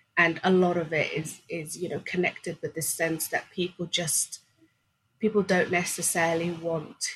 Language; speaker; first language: English; non-native, fluent; Swedish